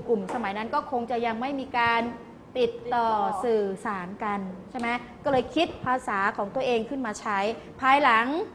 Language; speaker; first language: Thai; native; Thai